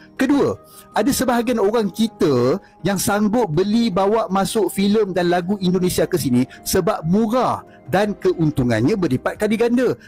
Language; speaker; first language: Malay; native; Malay